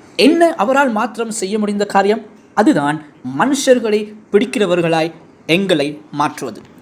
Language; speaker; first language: Tamil; non-native, fluent; English